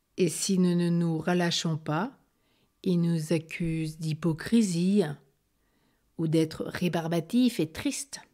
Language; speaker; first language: French; native; French